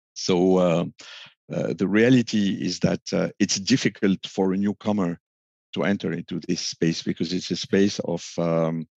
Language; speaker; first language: English; non-native, fluent; French